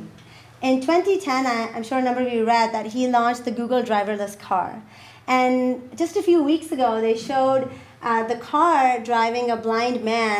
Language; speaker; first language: English; non-native, local second language; Urdu